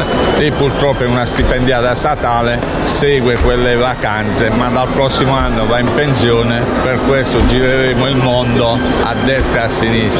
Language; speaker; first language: Italian; native; Italian